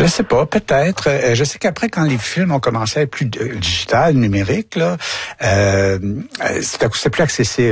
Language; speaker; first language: French; native; French